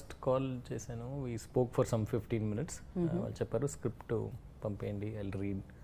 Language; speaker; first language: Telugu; non-native, learner; Tamil